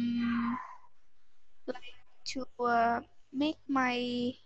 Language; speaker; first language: English; non-native, learner; Vietnamese